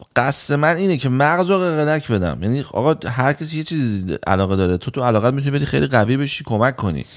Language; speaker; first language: Persian; native; Persian